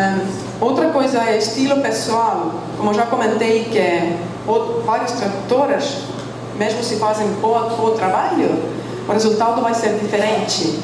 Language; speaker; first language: Portuguese; non-native, fluent; Estonian